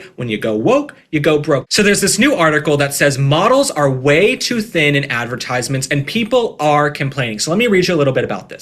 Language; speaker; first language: English; native; English